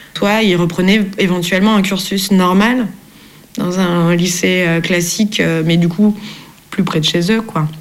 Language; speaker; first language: French; native; French